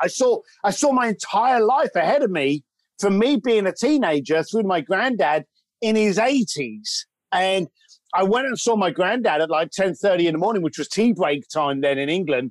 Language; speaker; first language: English; native; English